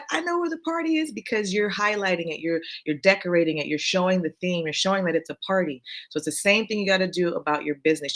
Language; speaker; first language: English; native; English